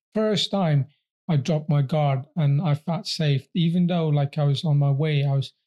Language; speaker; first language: English; early bilingual, other home language; Persian